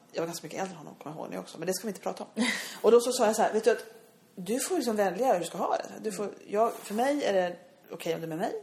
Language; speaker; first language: Swedish; native; Swedish